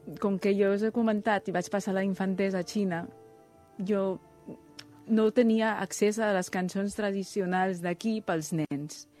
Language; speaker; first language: Catalan; non-native, fluent; Chinese